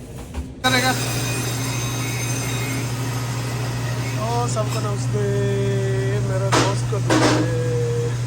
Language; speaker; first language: Hindi; non-native, local second language; Tibetan